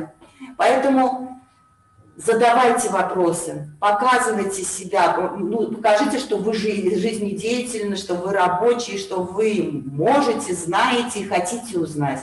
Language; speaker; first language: Russian; native; Russian